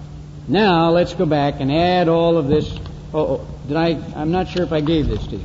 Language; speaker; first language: English; native; English